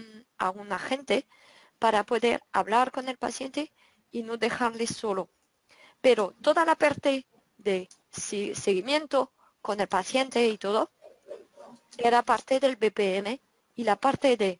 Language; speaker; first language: Spanish; non-native, fluent; French